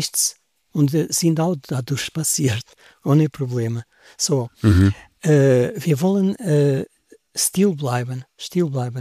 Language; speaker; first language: German; non-native, learner; Portuguese